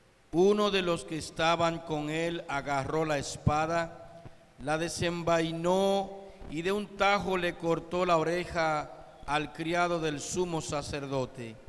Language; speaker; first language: Spanish; native; Spanish